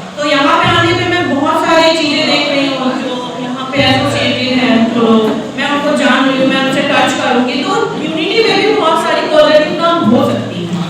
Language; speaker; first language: Hindi; native; Hindi